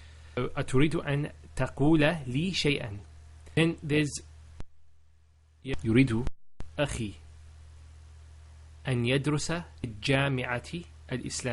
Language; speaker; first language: Arabic; non-native, learner; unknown